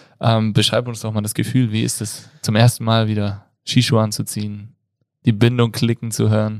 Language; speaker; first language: German; native; German